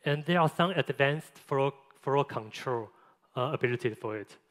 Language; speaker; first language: English; non-native, fluent; Chinese